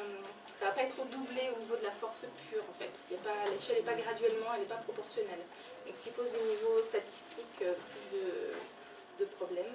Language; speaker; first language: French; native; French